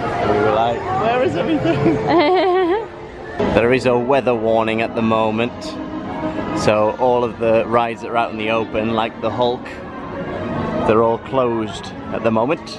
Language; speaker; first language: English; native; English